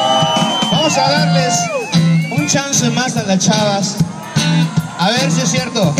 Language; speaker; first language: Spanish; native; Spanish